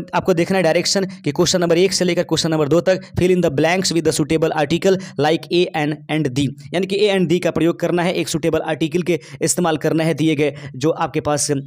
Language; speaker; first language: Hindi; native; Hindi